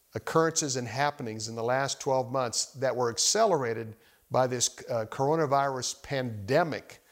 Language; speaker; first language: English; native; English